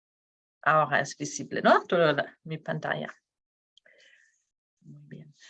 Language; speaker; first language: Spanish; non-native, fluent; Norwegian